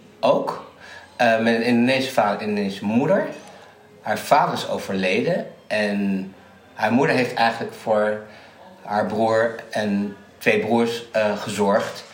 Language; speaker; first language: Dutch; native; Dutch